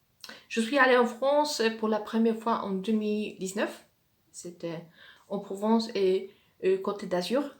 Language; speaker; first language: French; non-native, fluent; Polish